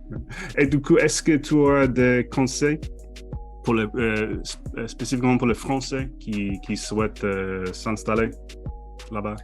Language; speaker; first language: French; non-native, fluent; English